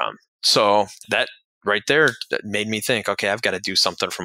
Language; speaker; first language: English; native; English